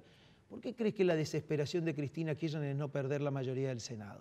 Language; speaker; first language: Spanish; native; Spanish